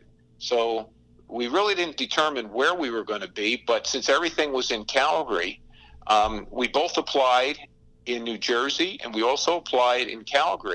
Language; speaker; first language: English; native; English